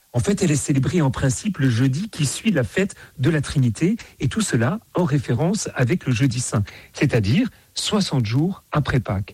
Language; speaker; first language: French; native; French